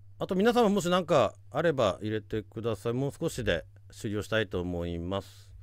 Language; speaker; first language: Japanese; native; Japanese